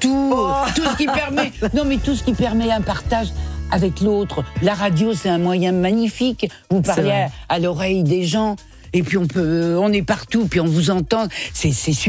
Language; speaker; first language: French; native; French